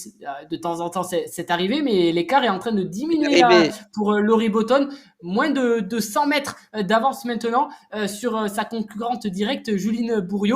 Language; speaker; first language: French; native; French